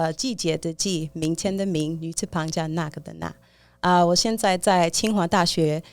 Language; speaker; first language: Chinese; non-native, fluent; English